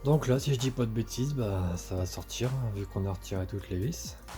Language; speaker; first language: French; native; French